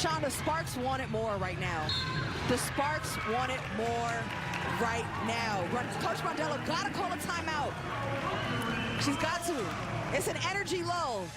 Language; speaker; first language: English; native; English